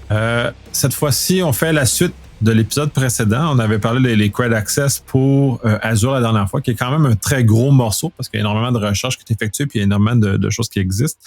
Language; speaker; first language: French; native; French